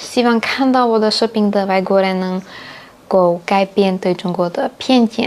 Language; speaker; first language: Chinese; non-native, fluent; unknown